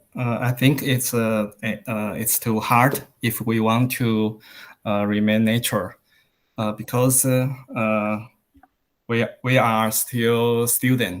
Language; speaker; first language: English; non-native, learner; Chinese